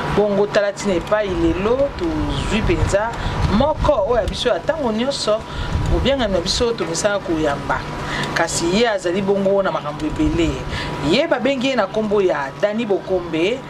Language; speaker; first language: Lingala; native; Lingala